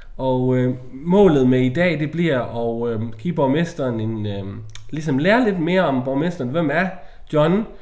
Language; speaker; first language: Danish; native; Danish